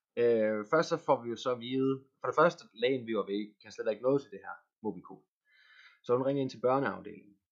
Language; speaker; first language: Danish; native; Danish